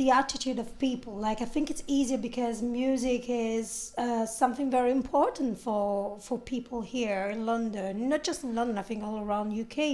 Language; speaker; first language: English; non-native, fluent; Italian